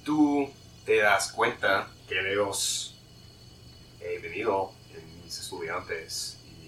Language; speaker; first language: Spanish; non-native, learner; English